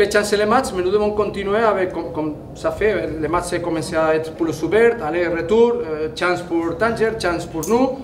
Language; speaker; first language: French; non-native, fluent; Spanish